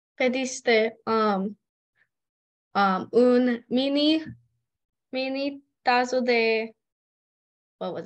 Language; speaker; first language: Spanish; non-native, learner; English